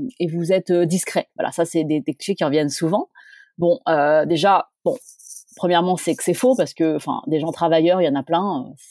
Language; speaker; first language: French; early bilingual, other home language; Chinese